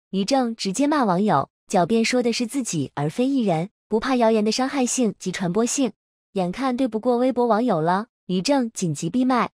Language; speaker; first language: Chinese; native; Chinese